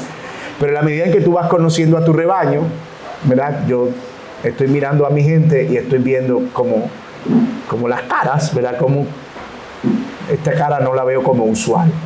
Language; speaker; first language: Spanish; native; Spanish